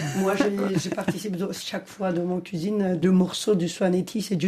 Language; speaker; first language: French; non-native, fluent; Georgian